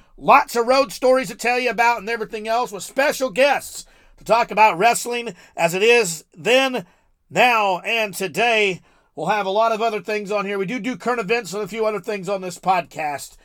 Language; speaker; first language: English; native; English